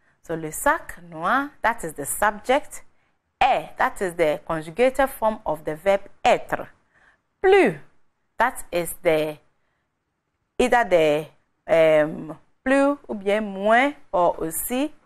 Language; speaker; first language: English; non-native, local second language; Akan